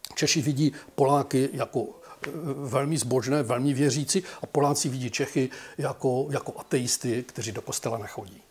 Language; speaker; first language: Czech; native; Czech